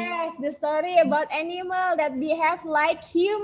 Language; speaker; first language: English; non-native, local second language; Indonesian